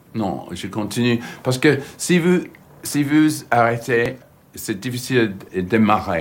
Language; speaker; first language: French; non-native, learner; English